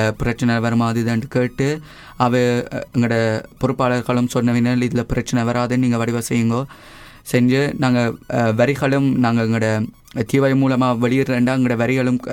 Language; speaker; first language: Tamil; early bilingual, heritage; Tamil